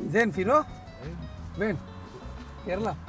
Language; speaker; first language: Arabic; non-native, learner; Hindi